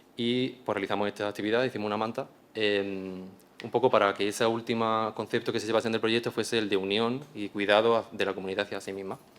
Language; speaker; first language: Spanish; native; Spanish